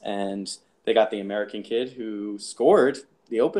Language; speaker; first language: English; native; English